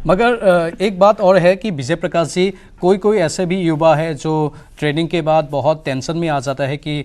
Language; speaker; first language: Hindi; non-native, local second language; Assamese